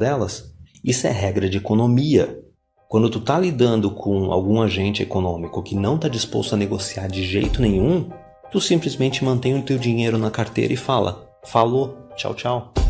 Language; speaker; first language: Portuguese; native; Portuguese